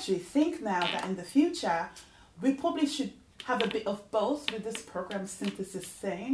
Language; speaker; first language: English; non-native, local second language; Yoruba